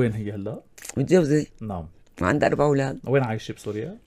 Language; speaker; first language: Arabic; native; Arabic